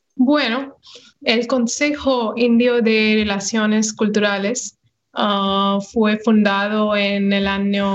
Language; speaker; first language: Spanish; non-native, fluent; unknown